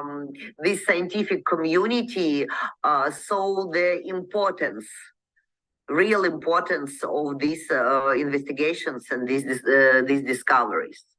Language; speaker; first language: English; non-native, learner; Ukrainian